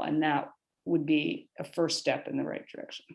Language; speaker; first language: English; native; English